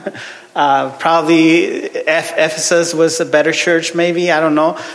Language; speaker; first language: English; non-native, fluent; Spanish